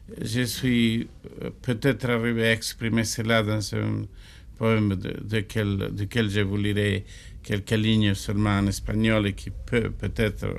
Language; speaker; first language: French; non-native, learner; Spanish